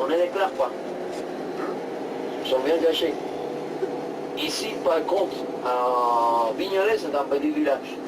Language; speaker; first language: French; non-native, fluent; Spanish